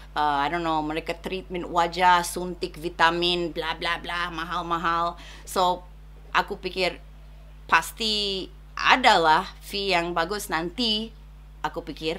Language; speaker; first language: Indonesian; non-native, fluent; English